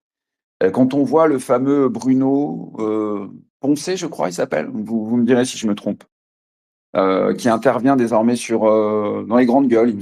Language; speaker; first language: French; native; French